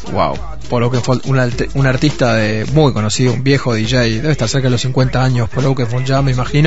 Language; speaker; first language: Spanish; native; Spanish